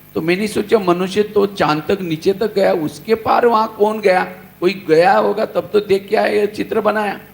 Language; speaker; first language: Hindi; non-native, local second language; Marathi